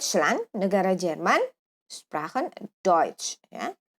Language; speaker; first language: German; non-native, fluent; Indonesian